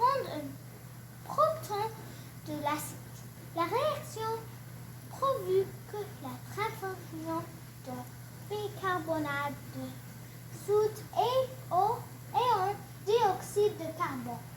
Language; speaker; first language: French; non-native, learner; English